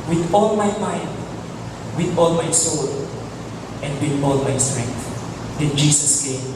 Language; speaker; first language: English; non-native, local second language; Filipino